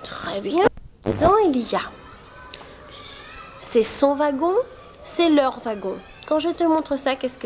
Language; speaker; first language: French; native; French